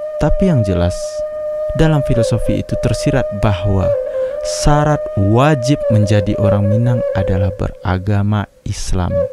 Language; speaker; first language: Indonesian; non-native, local second language; Minangkabau